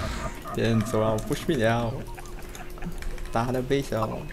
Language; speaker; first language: Chinese; native; Chinese